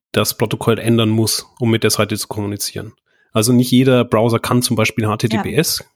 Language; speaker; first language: German; native; German